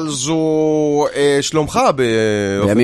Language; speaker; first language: Hebrew; native; Hebrew